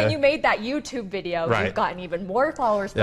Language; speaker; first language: English; native; English